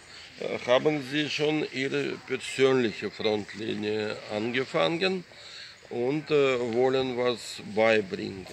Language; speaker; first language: German; non-native, fluent; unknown